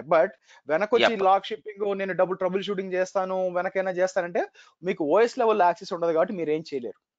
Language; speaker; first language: Telugu; native; Telugu